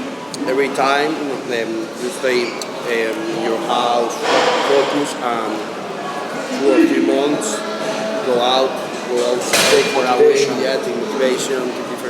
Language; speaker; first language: English; non-native, learner; Spanish